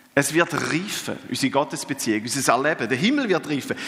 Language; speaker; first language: German; native; German